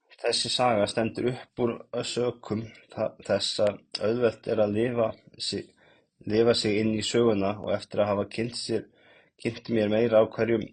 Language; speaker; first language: Icelandic; native; Icelandic